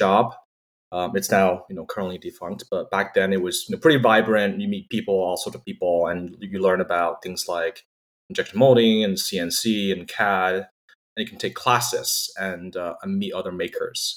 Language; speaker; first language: English; native; English